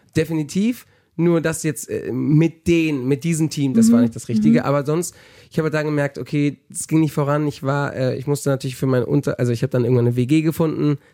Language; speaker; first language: German; early bilingual, heritage; German